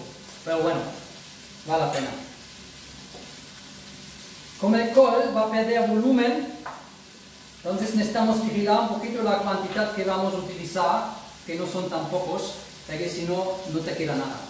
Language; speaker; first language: Spanish; non-native, fluent; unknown